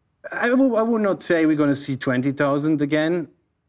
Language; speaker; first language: English; non-native, fluent; German